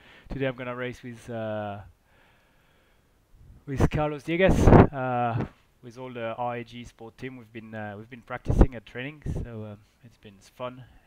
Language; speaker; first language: English; non-native, fluent; French